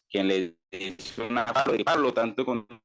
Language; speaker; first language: Spanish; native; Spanish